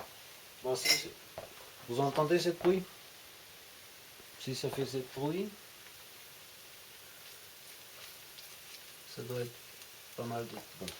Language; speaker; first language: French; non-native, fluent; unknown